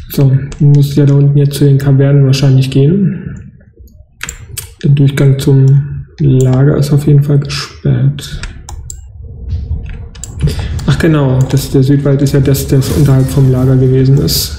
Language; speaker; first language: German; native; German